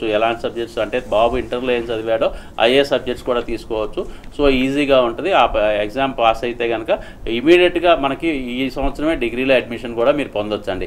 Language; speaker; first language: Telugu; native; Telugu